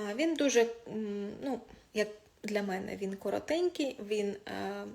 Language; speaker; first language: Ukrainian; non-native, local second language; Russian